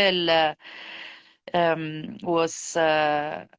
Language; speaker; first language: English; non-native, fluent; Bulgarian